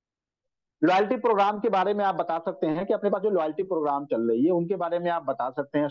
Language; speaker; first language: Hindi; native; Hindi